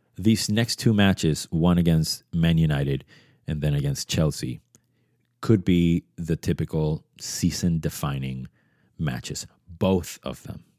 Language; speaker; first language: English; early bilingual, other home language; Spanish